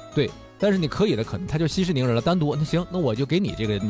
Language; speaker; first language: Chinese; native; Chinese